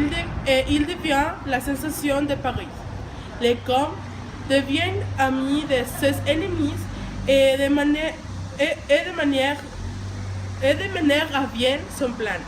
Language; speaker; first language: French; non-native, learner; Spanish